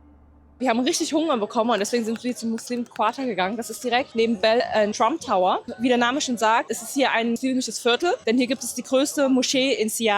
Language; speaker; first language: German; native; German